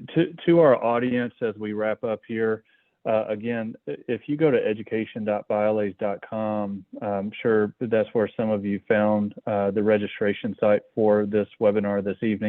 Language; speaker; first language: English; native; English